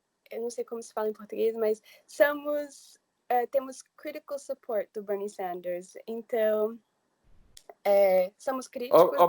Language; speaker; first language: Portuguese; early bilingual, heritage; English